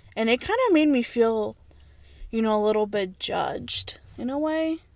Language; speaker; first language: English; early bilingual, other home language; Spanish